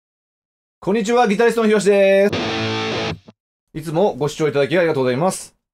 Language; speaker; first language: Japanese; native; Japanese